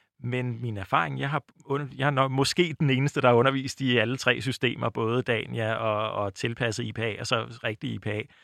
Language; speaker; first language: Danish; native; Danish